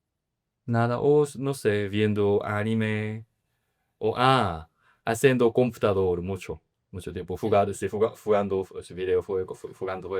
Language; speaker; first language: Spanish; non-native, learner; Korean